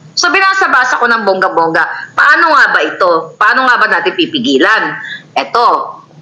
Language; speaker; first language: Filipino; non-native, local second language; Cebuano